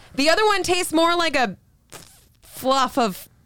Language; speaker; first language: English; native; English